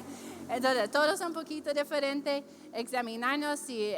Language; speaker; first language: Spanish; non-native, fluent; English